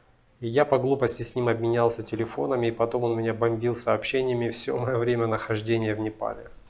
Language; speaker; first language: Russian; native; Russian